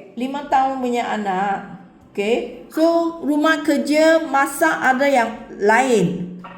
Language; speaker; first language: Malay; non-native, local second language; Chinese